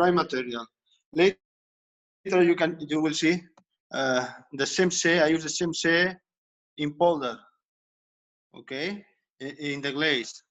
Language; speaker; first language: English; non-native, learner; Spanish